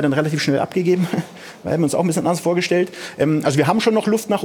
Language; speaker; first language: German; native; German